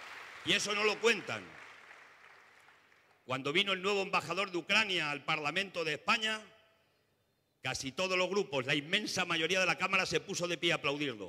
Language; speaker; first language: Spanish; native; Spanish